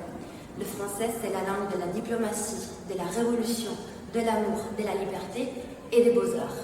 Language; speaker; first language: French; non-native, fluent; Italian